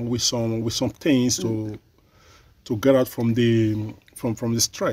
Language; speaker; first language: English; non-native, learner; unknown